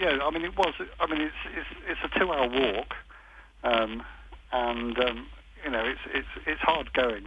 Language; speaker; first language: English; native; English